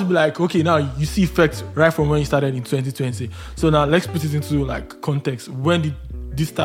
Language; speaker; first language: English; non-native, local second language; Yoruba